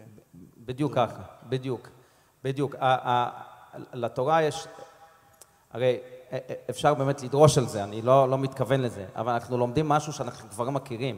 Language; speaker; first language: Hebrew; non-native, fluent; English